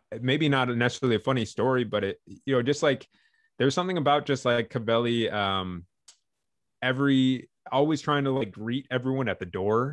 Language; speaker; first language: English; native; English